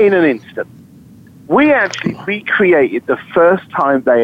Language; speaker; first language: English; native; English